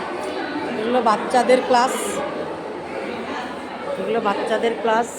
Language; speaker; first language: Bangla; native; Bangla